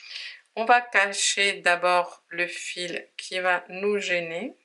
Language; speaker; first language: French; native; French